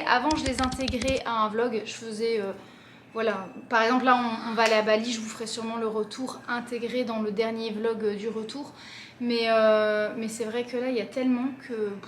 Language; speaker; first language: French; native; French